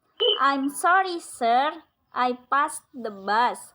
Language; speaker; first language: English; non-native, learner; Indonesian